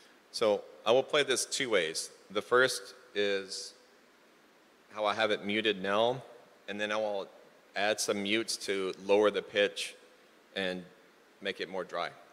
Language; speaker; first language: English; native; English